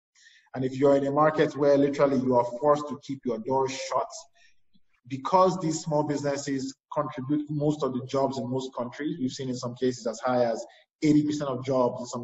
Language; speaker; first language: English; non-native, local second language; Yoruba